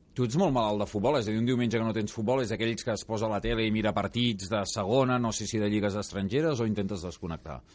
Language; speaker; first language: Catalan; native; Catalan